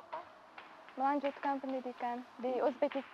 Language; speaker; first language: Indonesian; non-native, learner; Uzbek